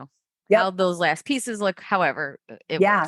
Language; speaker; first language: English; native; English